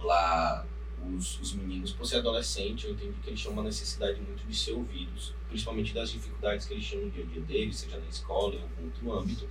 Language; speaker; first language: Portuguese; native; Portuguese